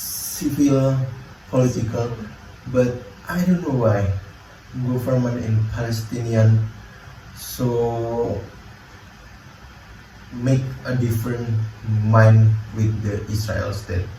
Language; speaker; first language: English; non-native, learner; Indonesian